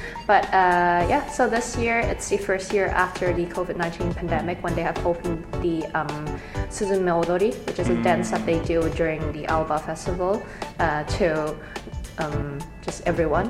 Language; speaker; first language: English; native; English